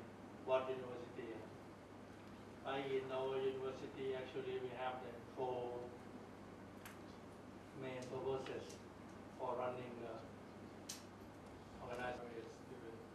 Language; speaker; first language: English; non-native, learner; Thai